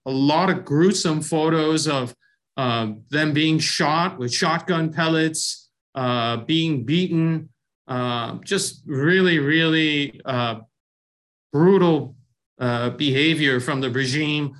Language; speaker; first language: English; early bilingual, other home language; Persian